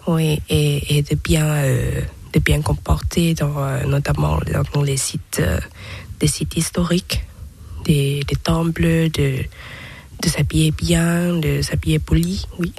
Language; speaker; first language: French; non-native, learner; Thai